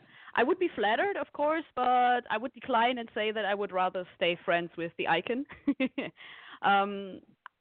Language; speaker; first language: English; non-native, fluent; German